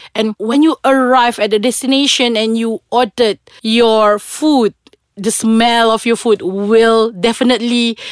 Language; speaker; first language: English; non-native, local second language; Malay